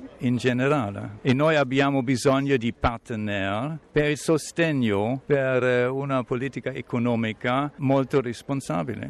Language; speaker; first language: Italian; non-native, fluent; German